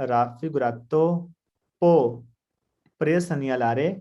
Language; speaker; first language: Italian; non-native, learner; Punjabi